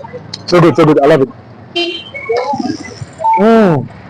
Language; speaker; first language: English; non-native, fluent; French